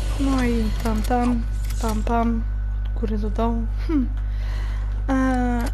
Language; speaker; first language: Polish; early bilingual, heritage; German